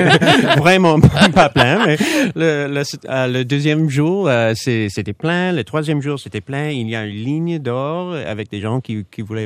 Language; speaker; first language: French; non-native, fluent; English